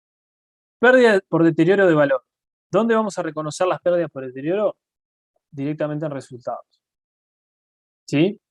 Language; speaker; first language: Spanish; native; Spanish